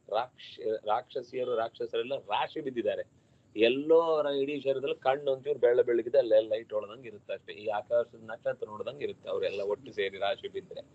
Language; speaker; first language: Kannada; non-native, local second language; Tulu